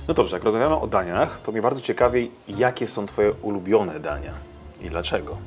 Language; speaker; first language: Polish; native; Polish